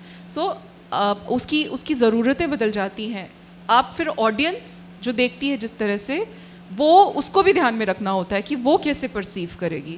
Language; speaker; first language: Hindi; native; Hindi